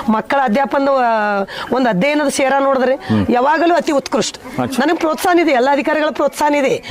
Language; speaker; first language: Kannada; native; Kannada